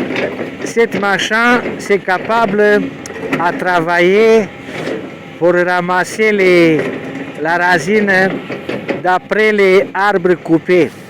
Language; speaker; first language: French; non-native, learner; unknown